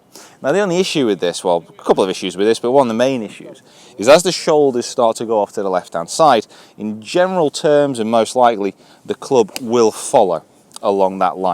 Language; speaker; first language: English; native; English